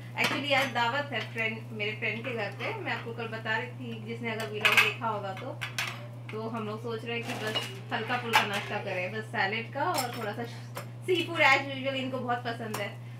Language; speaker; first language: Hindi; native; Hindi